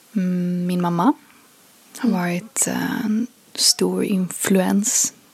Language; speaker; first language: Swedish; early bilingual, other home language; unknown